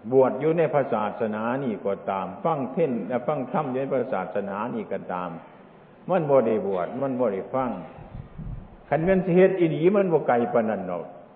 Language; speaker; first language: Thai; non-native, local second language; Northeastern Thai